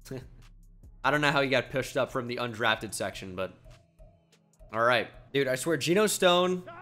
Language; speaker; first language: English; native; English